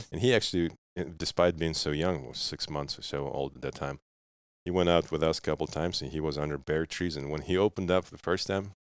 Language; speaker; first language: English; non-native, fluent; Russian